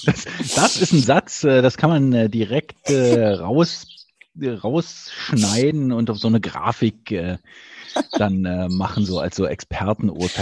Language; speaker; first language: German; native; German